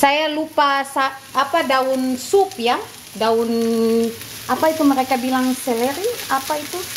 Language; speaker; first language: Indonesian; non-native, local second language; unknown